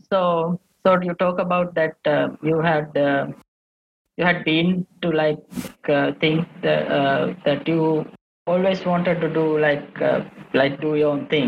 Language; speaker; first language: English; non-native, local second language; Sinhala